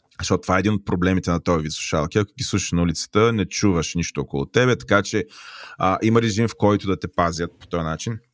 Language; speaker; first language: Bulgarian; native; Bulgarian